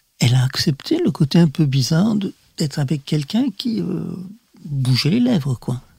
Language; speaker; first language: French; early bilingual, other home language; Russian